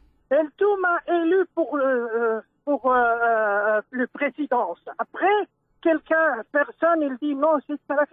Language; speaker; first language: French; non-native, local second language; Dutch